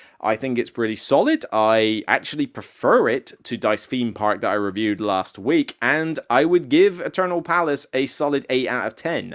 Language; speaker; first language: English; native; English